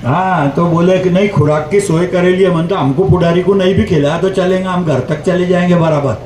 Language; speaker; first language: Hindi; non-native, local second language; Marathi